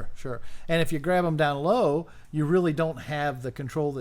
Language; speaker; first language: English; native; English